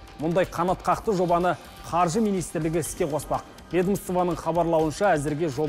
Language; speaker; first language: Kazakh; native; Kazakh